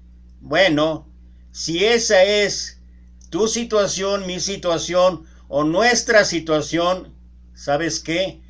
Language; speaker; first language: Spanish; native; Spanish